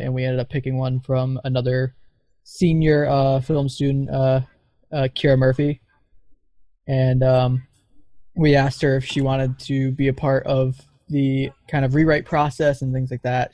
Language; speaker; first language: English; native; English